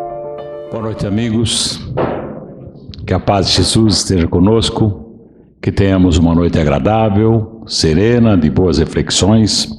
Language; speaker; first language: Portuguese; native; Portuguese